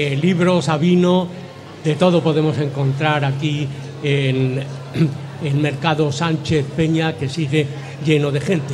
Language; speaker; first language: Spanish; native; Spanish